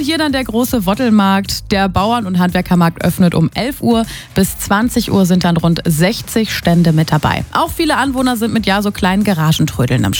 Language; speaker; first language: German; native; German